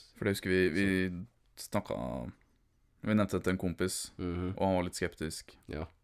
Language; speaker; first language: Norwegian; early bilingual, other home language; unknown